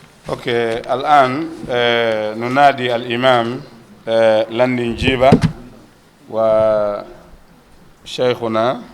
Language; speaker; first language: Arabic; non-native, fluent; Wolof